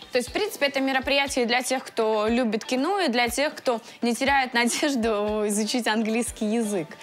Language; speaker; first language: Russian; native; Russian